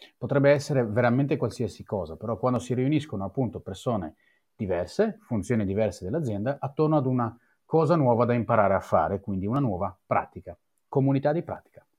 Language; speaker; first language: Italian; non-native, fluent; Hebrew